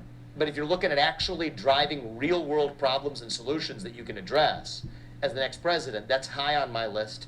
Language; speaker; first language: English; native; English